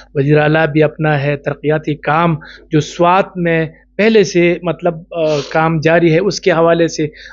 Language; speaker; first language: Urdu; non-native, local second language; Pashto